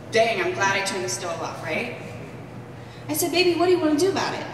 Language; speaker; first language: English; native; English